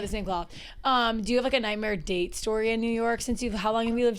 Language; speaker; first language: English; native; English